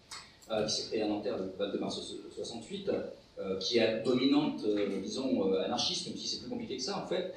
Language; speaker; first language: French; native; French